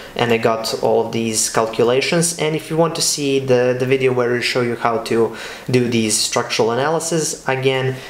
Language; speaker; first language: English; non-native, fluent; Serbian